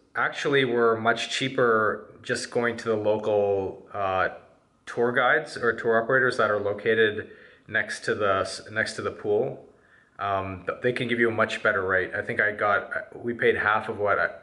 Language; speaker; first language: English; native; English